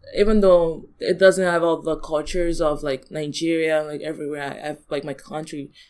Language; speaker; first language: English; early bilingual, other home language; Yoruba